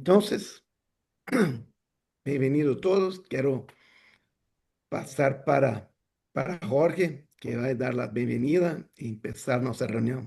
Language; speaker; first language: Spanish; non-native, fluent; Portuguese